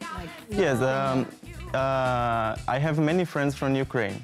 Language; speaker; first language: English; non-native, learner; Portuguese